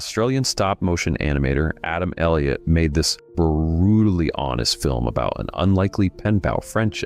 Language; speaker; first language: English; native; English